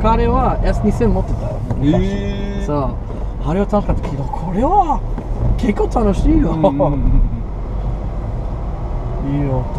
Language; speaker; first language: Japanese; non-native, learner; English